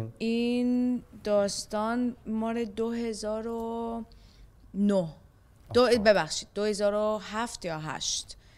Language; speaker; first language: Persian; early bilingual, heritage; Persian